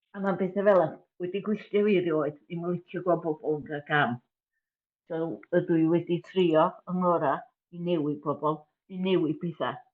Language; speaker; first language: Welsh; native; Welsh